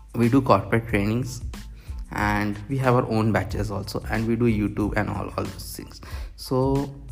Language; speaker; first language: English; non-native, local second language; Hindi